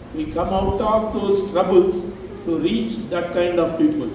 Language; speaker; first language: English; non-native, local second language; Telugu